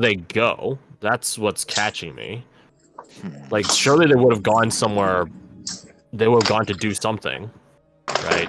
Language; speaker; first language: English; native; English